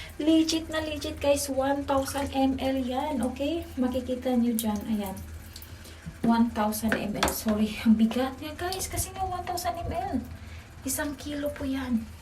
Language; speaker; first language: Filipino; native; Filipino